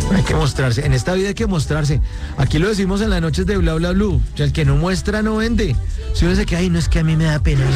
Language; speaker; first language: Spanish; native; Spanish